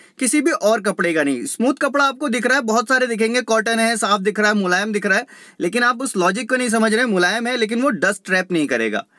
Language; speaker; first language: Hindi; native; Hindi